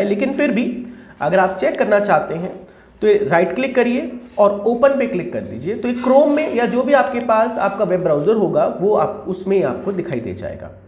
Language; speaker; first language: Hindi; native; Hindi